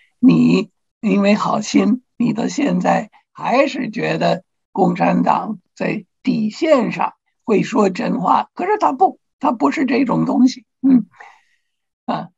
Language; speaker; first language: Chinese; non-native, fluent; English